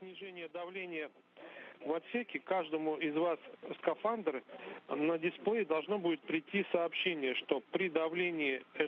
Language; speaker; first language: Russian; native; Russian